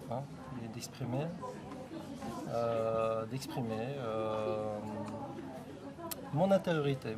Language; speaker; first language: French; early bilingual, other home language; Korean